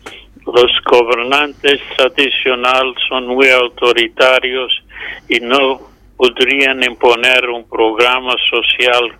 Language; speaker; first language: Spanish; non-native, fluent; English